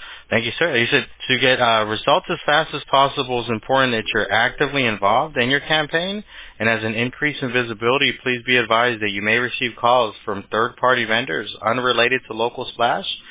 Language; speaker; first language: English; early bilingual, other home language; Spanish